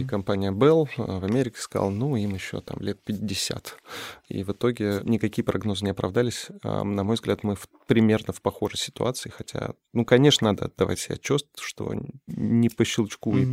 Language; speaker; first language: Russian; native; Russian